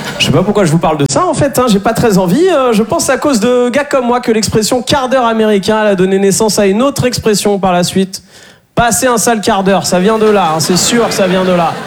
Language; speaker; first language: French; native; French